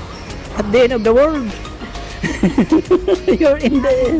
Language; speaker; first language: English; non-native, learner; Filipino